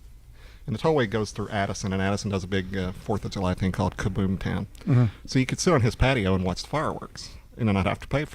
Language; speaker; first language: English; native; English